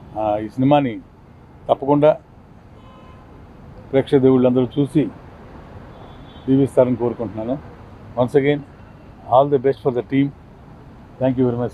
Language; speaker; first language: Telugu; native; Telugu